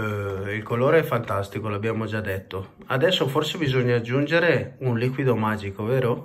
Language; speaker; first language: Italian; native; Italian